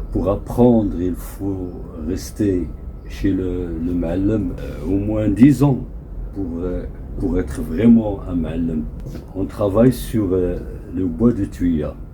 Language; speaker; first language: French; non-native, local second language; Arabic